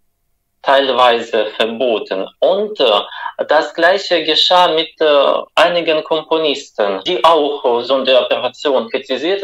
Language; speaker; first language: German; non-native, fluent; Russian